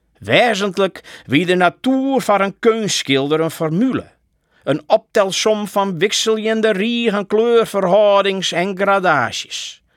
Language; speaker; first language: Dutch; native; Dutch